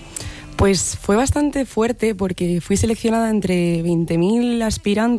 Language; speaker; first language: Spanish; native; Spanish